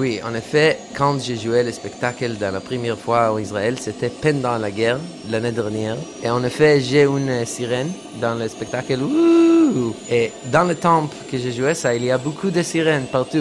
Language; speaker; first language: French; non-native, learner; Hebrew